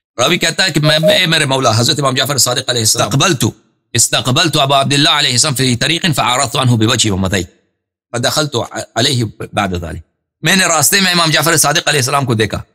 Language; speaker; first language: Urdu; non-native, fluent; Persian